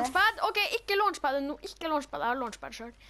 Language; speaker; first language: Norwegian; native; Norwegian